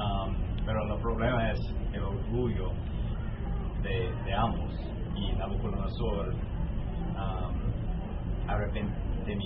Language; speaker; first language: Spanish; non-native, learner; English